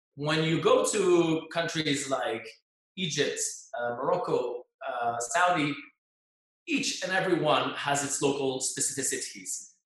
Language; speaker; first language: English; non-native, fluent; French